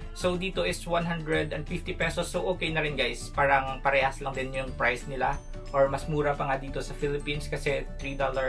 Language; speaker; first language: Filipino; non-native, local second language; Hiligaynon